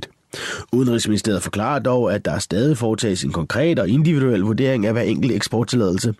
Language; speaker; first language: Danish; native; Danish